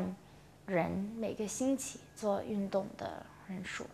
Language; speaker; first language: Chinese; non-native, local second language; Cantonese